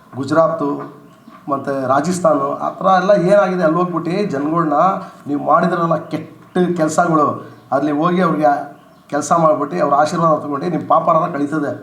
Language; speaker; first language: Kannada; non-native, local second language; Urdu